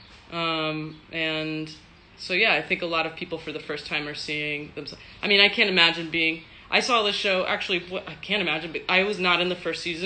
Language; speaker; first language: English; early bilingual, other home language; Spanish